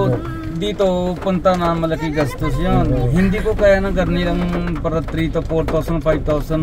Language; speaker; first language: Filipino; non-native, local second language; Punjabi